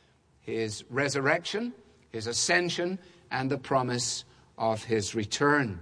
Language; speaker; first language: English; native; English